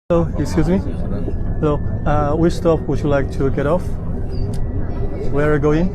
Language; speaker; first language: English; non-native, learner; Chinese